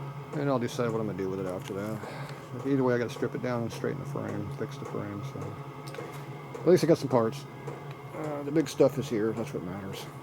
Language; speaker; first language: English; native; English